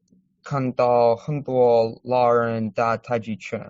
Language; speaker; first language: Chinese; non-native, learner; English